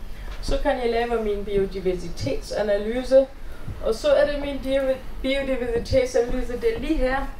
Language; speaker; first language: Danish; non-native, fluent; German